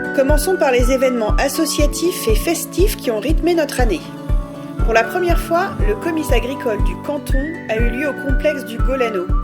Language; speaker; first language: French; native; French